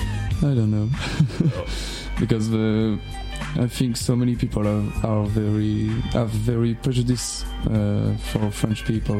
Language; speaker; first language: English; non-native, learner; French